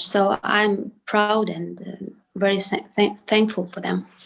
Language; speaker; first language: English; non-native, learner; Ukrainian